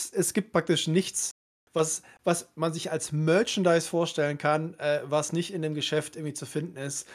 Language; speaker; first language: German; native; German